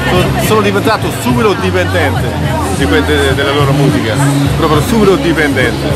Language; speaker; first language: Italian; non-native, fluent; English